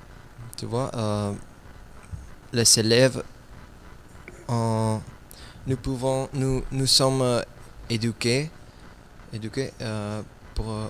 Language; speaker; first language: French; non-native, learner; Spanish